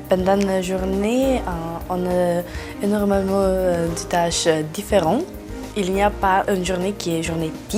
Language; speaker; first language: French; non-native, fluent; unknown